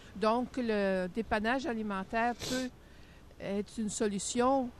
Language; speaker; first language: French; native; French